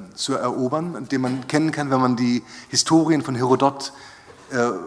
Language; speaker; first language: German; native; German